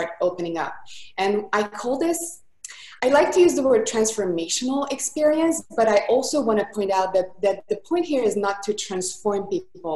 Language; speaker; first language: English; non-native, fluent; Hungarian